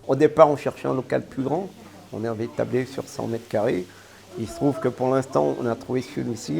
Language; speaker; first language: French; native; French